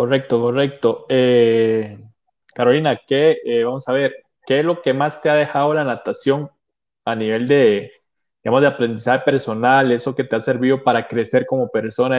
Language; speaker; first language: Spanish; native; Spanish